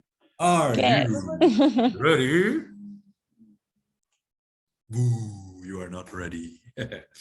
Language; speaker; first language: English; non-native, fluent; Spanish